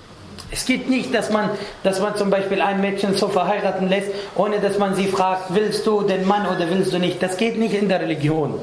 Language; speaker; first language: German; non-native, fluent; Arabic